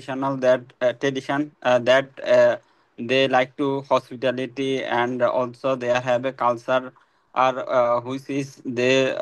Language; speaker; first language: English; non-native, learner; Bangla